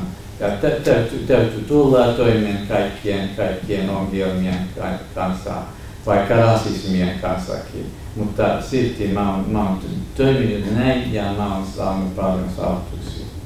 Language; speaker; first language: Finnish; non-native, fluent; Kurdish